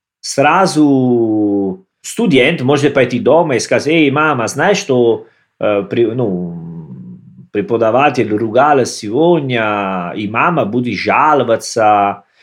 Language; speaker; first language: Russian; non-native, learner; Italian